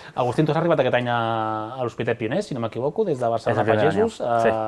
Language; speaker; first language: Catalan; native; Catalan